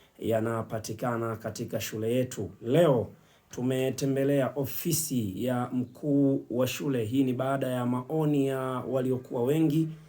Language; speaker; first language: Swahili; native; Swahili